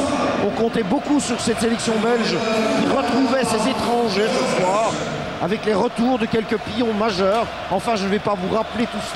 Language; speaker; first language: French; native; French